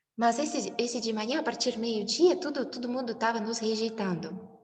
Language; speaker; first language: Portuguese; non-native, learner; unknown